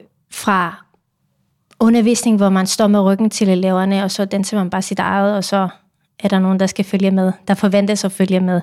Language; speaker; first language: Danish; non-native, fluent; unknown